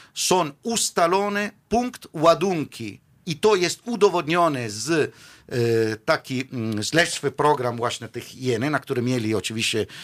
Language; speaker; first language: Polish; non-native, fluent; Italian